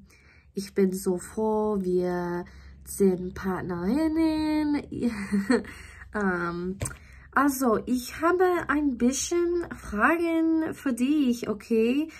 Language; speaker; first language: German; non-native, learner; English